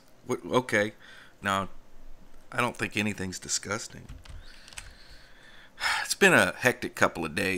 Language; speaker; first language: English; native; English